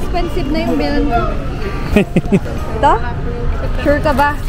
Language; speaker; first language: Filipino; native; Filipino